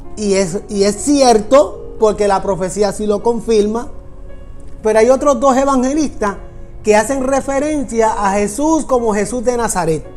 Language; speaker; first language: Spanish; native; Spanish